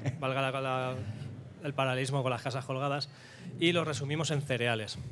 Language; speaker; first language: Spanish; native; Spanish